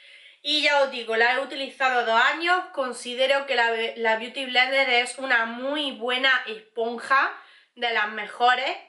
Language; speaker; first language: Spanish; native; Spanish